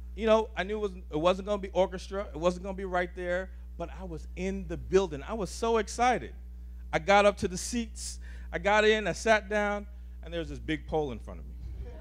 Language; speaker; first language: English; native; English